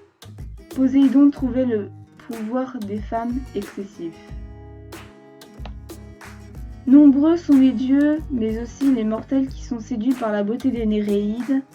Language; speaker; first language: French; native; French